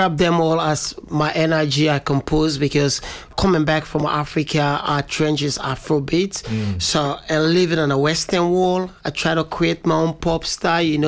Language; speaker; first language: English; non-native, local second language; Krio